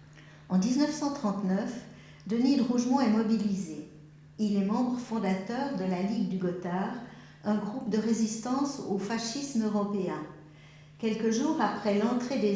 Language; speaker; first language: French; native; French